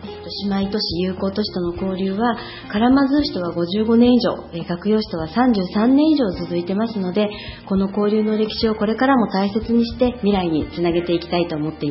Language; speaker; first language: Japanese; native; Japanese